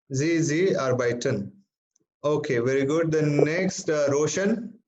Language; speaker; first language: German; non-native, fluent; Hindi